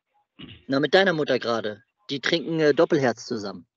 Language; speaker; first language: German; native; German